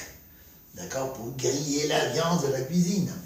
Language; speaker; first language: French; non-native, fluent; Spanish